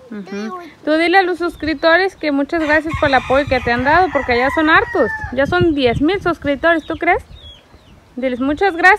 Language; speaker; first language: Spanish; native; Spanish